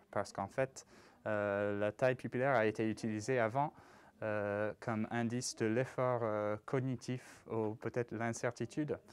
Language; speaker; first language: French; non-native, fluent; English